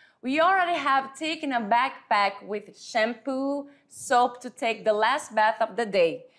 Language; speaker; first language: English; non-native, fluent; Portuguese